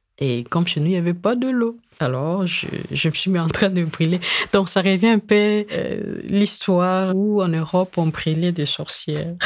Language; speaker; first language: French; non-native, local second language; Lingala